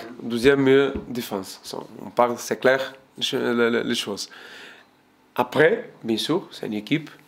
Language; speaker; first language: French; non-native, fluent; Portuguese